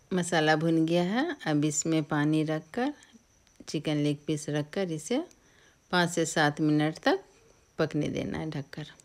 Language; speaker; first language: Hindi; native; Hindi